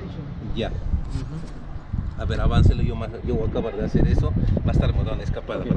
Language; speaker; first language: Spanish; non-native, learner; Romanian